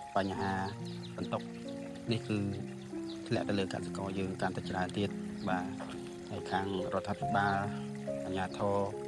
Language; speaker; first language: Khmer; native; Khmer